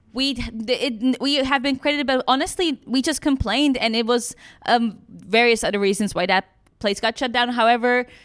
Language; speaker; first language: English; non-native, fluent; Czech